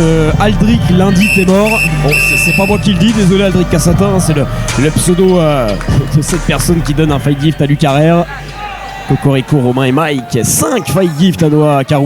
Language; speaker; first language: French; native; French